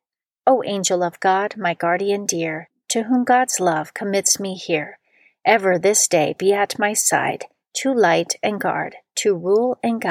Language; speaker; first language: English; native; English